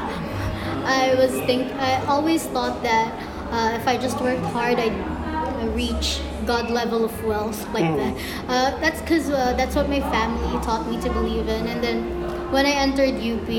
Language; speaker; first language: English; non-native, local second language; Filipino